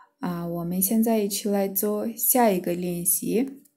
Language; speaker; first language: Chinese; non-native, fluent; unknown